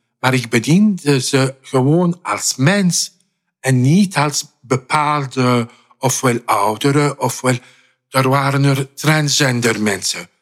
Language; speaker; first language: Dutch; non-native, fluent; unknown